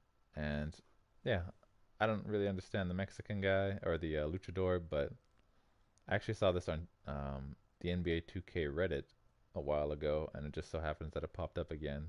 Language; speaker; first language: English; native; English